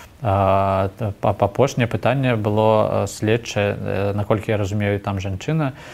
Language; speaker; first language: Belarusian; non-native, local second language; Russian